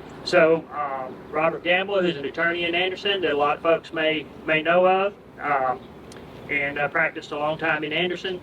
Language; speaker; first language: English; native; English